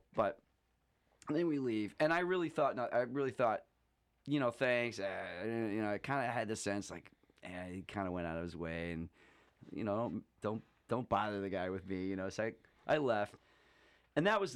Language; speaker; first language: English; native; English